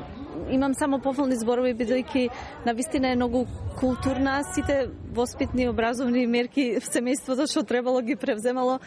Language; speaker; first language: Macedonian; native; Macedonian